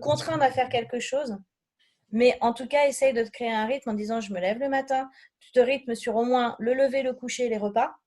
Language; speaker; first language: French; native; French